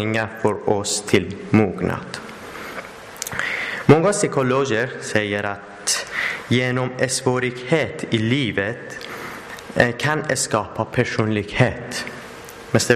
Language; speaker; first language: Swedish; non-native, learner; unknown